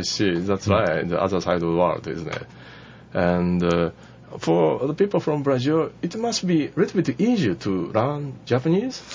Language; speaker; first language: English; non-native, learner; Japanese